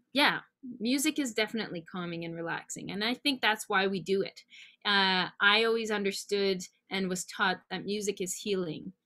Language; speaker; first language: English; native; English